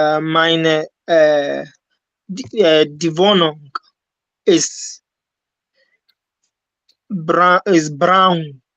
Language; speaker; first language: German; non-native, learner; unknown